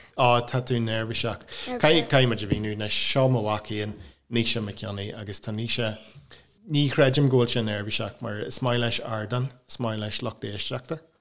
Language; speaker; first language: Irish; non-native, local second language; English